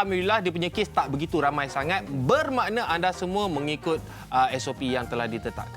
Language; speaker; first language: Malay; native; Malay